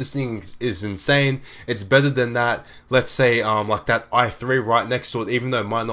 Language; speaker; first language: English; native; English